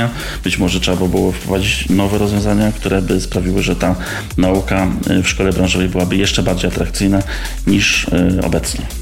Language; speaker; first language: Polish; native; Polish